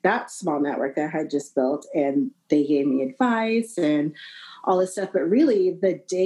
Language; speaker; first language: English; early bilingual, other home language; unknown